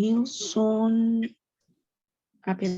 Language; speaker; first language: French; non-native, learner; Spanish